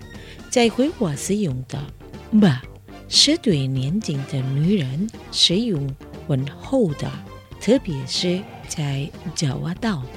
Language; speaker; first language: Chinese; non-native, fluent; Indonesian